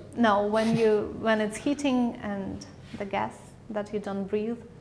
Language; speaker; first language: English; non-native, fluent; Russian